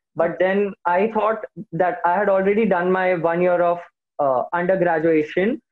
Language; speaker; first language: English; non-native, local second language; Hindi